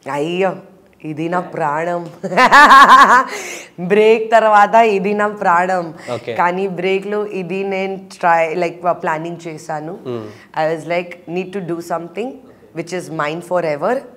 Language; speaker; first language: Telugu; non-native, learner; Hindi